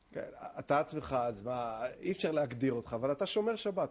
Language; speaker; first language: Hebrew; native; Hebrew